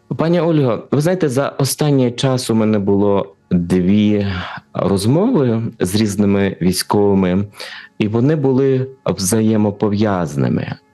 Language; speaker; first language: Ukrainian; native; Ukrainian